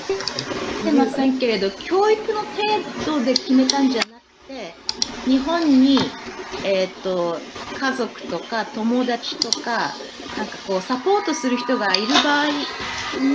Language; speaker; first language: Japanese; native; Japanese